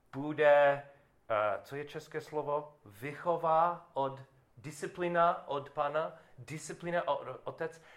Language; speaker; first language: Czech; non-native, learner; English